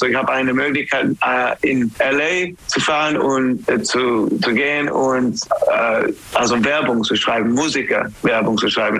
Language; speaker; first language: German; non-native, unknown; English